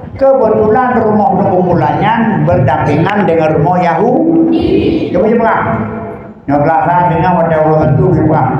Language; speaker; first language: Malay; non-native, local second language; Achinese